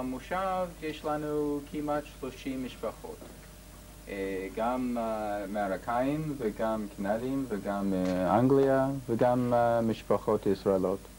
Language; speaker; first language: Hebrew; non-native, learner; English